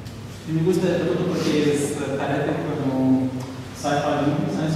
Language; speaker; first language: Spanish; non-native, learner; Arabic